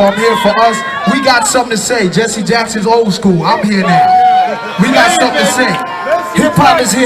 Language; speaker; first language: English; native; English